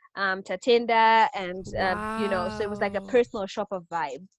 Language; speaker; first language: English; non-native, local second language; Shona